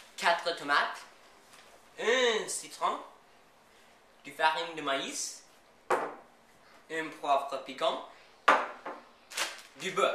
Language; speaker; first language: French; non-native, learner; English